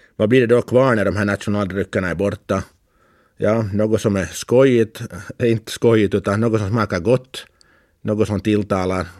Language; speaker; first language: Swedish; native; Swedish